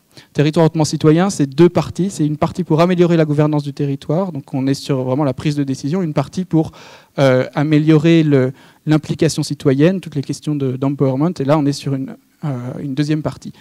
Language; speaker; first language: French; native; French